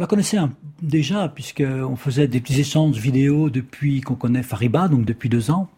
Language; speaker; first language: French; native; French